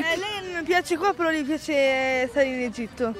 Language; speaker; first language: Italian; early bilingual, other home language; Arabic